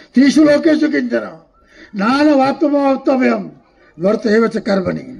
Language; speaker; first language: Hindi; non-native, local second language; Marathi